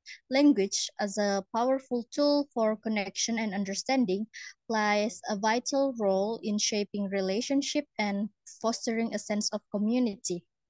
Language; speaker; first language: English; non-native, learner; Indonesian